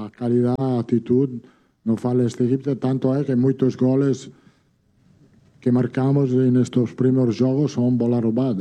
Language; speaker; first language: Portuguese; non-native, fluent; Italian